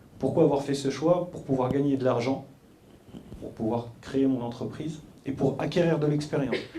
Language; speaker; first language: French; early bilingual, other home language; Arabic